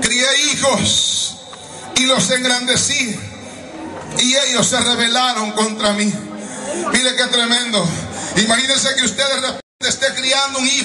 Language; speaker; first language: Spanish; native; Spanish